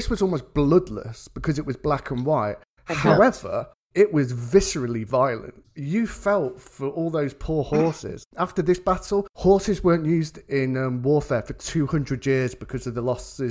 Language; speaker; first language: English; native; English